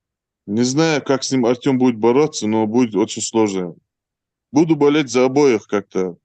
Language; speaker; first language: Russian; native; Russian